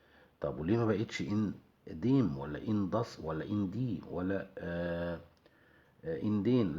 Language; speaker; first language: Arabic; native; Arabic